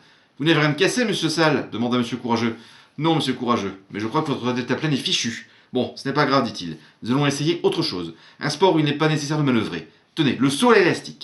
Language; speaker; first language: French; native; French